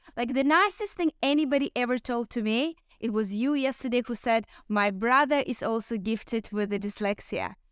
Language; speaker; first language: English; non-native, fluent; Ukrainian